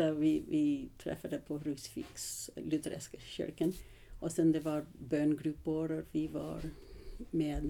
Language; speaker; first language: Swedish; non-native, learner; English